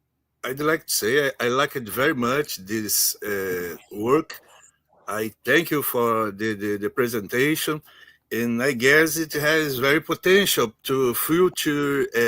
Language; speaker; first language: English; non-native, learner; Portuguese